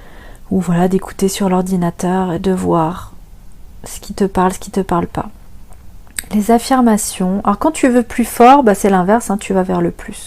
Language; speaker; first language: French; native; French